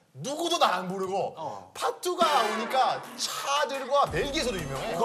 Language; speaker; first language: Korean; non-native, fluent; French